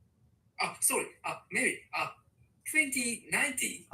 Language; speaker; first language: English; non-native, learner; Japanese